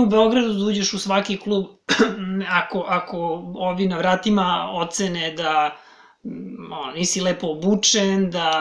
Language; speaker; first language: Serbian; native; Serbian